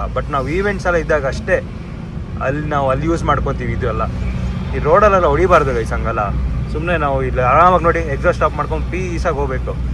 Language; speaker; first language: Kannada; native; Kannada